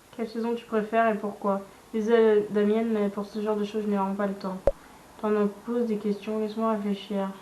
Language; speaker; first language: French; native; French